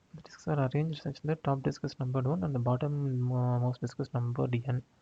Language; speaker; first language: English; non-native, local second language; Tamil